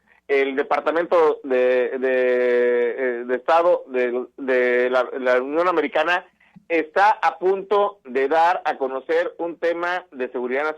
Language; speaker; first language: Spanish; native; Spanish